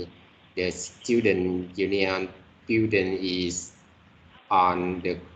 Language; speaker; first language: English; non-native, learner; Vietnamese